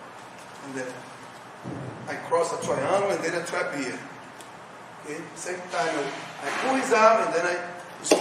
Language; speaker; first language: English; non-native, learner; Portuguese